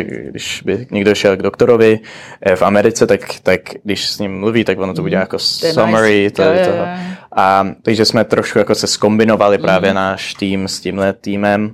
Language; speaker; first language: Czech; early bilingual, heritage; Czech